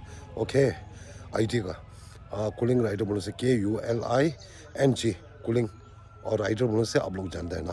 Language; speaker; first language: Hindi; non-native, local second language; Tibetan